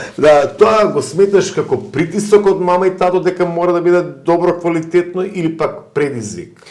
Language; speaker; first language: Macedonian; native; Macedonian